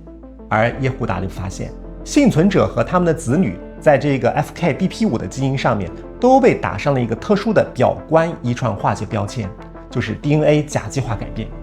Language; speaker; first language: Chinese; native; Chinese